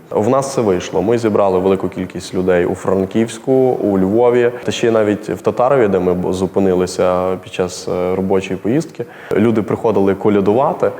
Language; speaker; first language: Ukrainian; native; Ukrainian